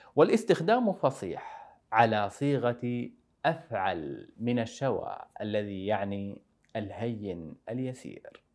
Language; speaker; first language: Arabic; native; Arabic